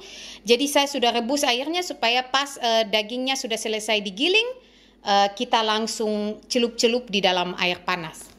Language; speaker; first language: Indonesian; non-native, local second language; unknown